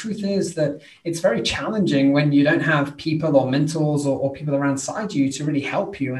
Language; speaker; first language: English; native; English